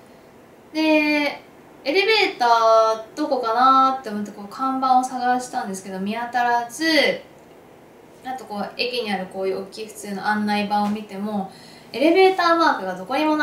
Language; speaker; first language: Japanese; native; Japanese